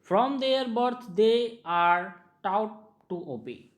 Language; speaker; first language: English; non-native, local second language; Gujarati